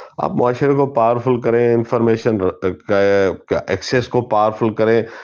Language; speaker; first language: Urdu; non-native, local second language; Sindhi